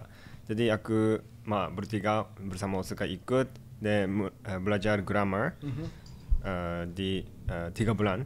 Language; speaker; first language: Indonesian; non-native, fluent; Japanese